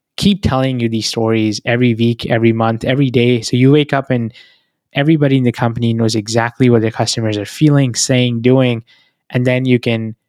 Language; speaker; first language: English; non-native, local second language; Hindi